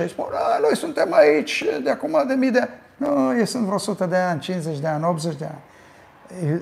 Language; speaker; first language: Romanian; early bilingual, heritage; Romanian